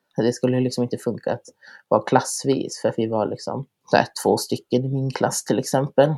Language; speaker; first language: Swedish; native; Swedish